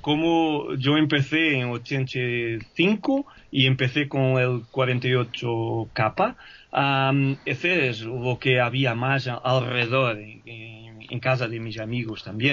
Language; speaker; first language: Spanish; non-native, fluent; Portuguese